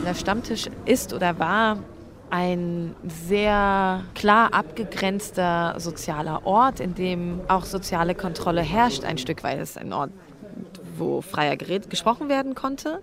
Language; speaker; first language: German; native; German